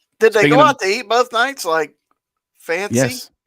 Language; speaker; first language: English; native; English